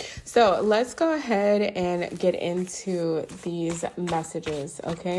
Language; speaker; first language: English; native; English